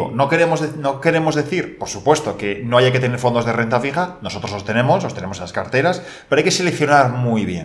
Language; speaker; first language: Spanish; native; Spanish